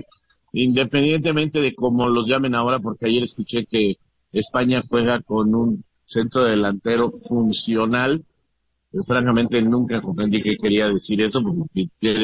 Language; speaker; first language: Spanish; native; Spanish